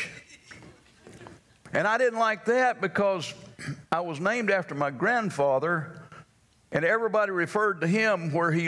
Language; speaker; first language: English; native; English